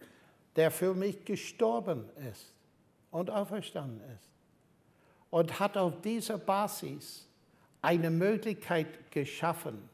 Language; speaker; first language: German; non-native, fluent; English